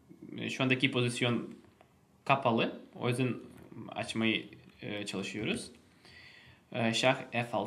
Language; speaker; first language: Turkish; non-native, fluent; Russian